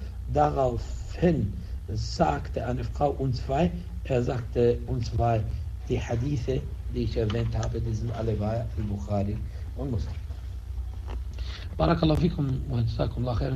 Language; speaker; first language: German; non-native, fluent; Arabic